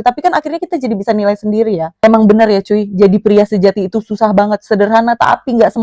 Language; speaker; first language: Indonesian; native; Indonesian